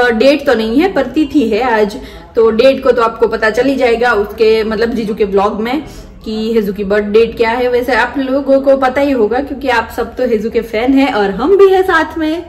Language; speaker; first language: Hindi; non-native, local second language; Gujarati